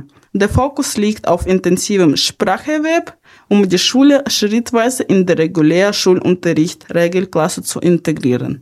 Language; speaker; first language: German; non-native, fluent; Ukrainian